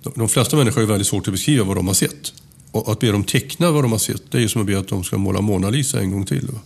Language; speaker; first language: Swedish; native; Swedish